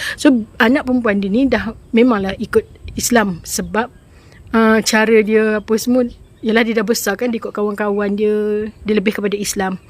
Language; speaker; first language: Malay; native; Malay